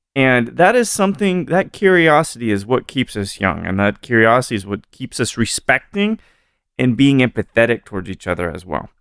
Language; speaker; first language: English; native; English